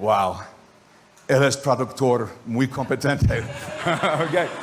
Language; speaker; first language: Spanish; non-native, learner; English